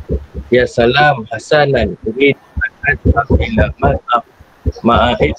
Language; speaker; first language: Arabic; non-native, learner; Malay